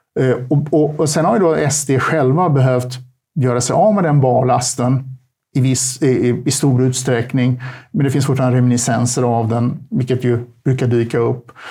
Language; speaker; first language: Swedish; early bilingual, other home language; Turkish